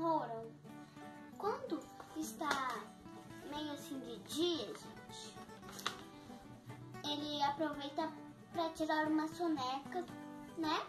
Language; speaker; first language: Portuguese; native; Portuguese